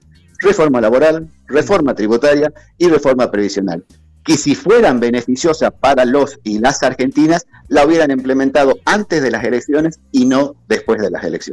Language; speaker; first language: Spanish; native; Spanish